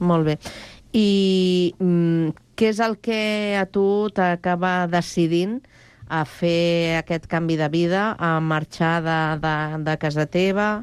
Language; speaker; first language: Catalan; native; Catalan